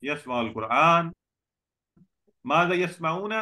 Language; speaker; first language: Arabic; non-native, fluent; Urdu